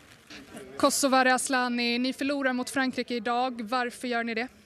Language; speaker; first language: Swedish; native; Swedish